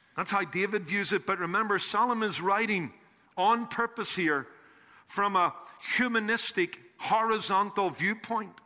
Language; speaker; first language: English; native; English